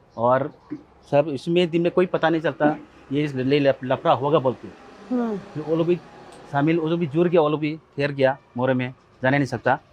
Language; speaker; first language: Hindi; non-native, local second language; Manipuri